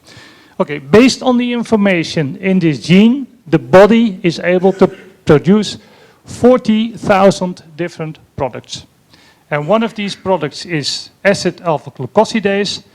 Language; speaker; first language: English; non-native, fluent; Dutch